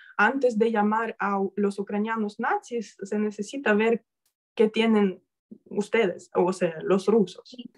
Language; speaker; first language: Spanish; non-native, fluent; Russian